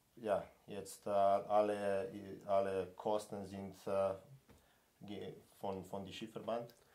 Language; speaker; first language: German; non-native, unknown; Slovenian